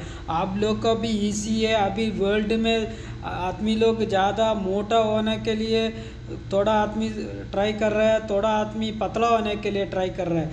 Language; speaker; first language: Hindi; non-native, local second language; Malayalam